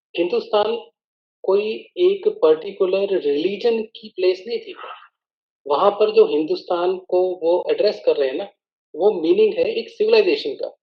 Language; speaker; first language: Hindi; non-native, local second language; Punjabi